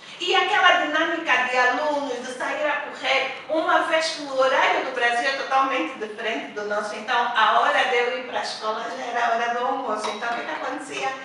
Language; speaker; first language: Portuguese; native; Portuguese